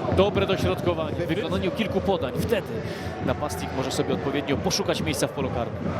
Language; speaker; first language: Polish; native; Polish